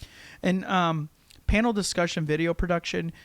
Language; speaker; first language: English; native; English